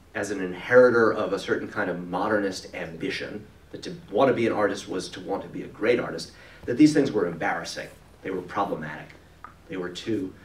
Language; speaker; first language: English; native; English